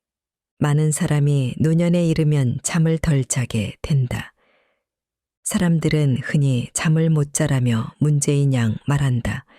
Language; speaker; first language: Korean; native; Korean